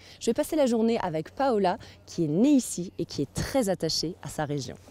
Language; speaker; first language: French; native; French